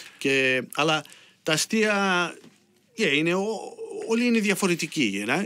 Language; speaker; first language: Greek; early bilingual, heritage; Greek